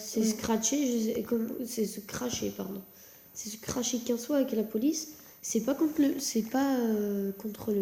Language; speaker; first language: French; native; French